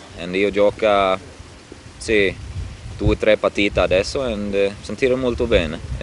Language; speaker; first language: Italian; non-native, learner; Swedish